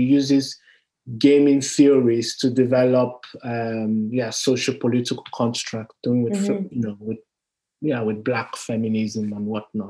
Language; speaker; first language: English; non-native, local second language; Yoruba